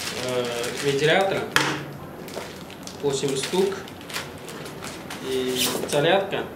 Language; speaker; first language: Russian; non-native, learner; Chinese